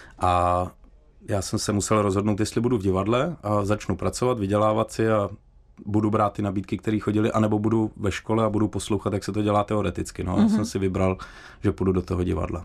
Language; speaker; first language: Czech; native; Czech